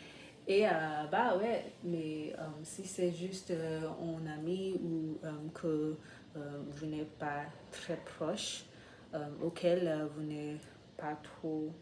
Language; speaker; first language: French; non-native, learner; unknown